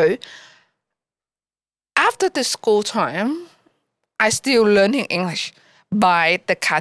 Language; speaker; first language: English; non-native, learner; Vietnamese